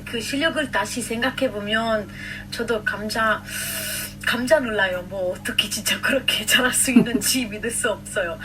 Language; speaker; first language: Korean; non-native, learner; Italian